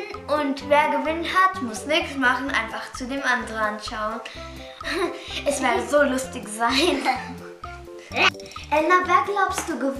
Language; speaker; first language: German; early bilingual, other home language; Arabic